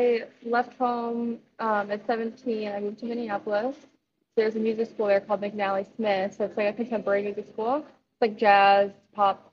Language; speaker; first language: English; native; English